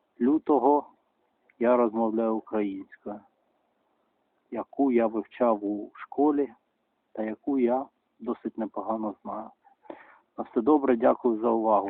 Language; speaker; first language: Ukrainian; non-native, local second language; Russian